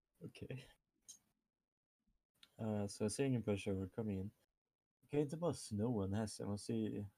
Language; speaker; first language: Swedish; non-native, fluent; German